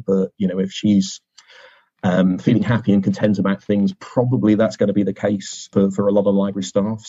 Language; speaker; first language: English; native; English